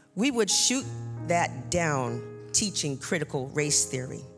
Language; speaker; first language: English; native; English